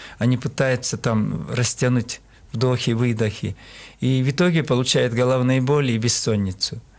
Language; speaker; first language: Russian; non-native, local second language; Kyrgyz